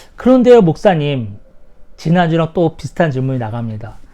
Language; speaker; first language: Korean; native; Korean